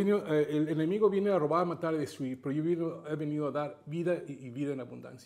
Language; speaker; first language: Spanish; native; Spanish